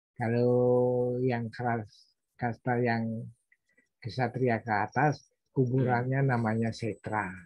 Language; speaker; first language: Indonesian; non-native, local second language; Balinese